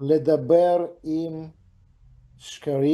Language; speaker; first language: Hebrew; non-native, learner; English